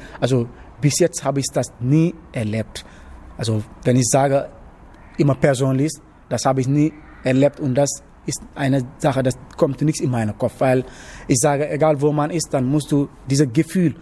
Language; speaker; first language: German; non-native, learner; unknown